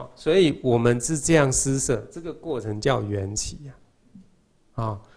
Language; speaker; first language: Chinese; native; Chinese